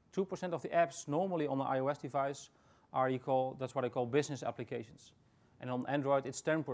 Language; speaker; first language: English; non-native, fluent; Dutch